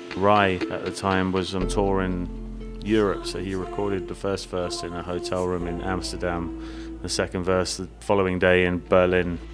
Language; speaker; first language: English; native; English